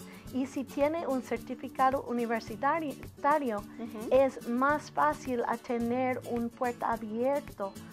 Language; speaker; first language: Spanish; non-native, learner; English